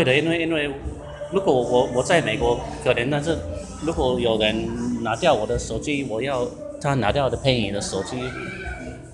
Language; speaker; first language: Chinese; non-native, learner; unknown